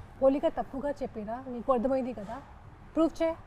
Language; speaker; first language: Telugu; non-native, local second language; Hindi